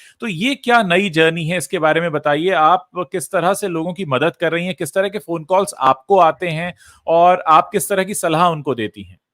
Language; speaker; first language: Hindi; native; Hindi